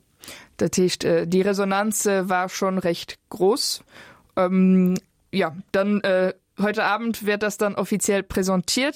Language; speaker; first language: German; non-native, local second language; Luxembourgish